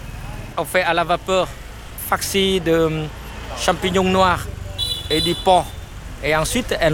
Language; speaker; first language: French; non-native, fluent; Vietnamese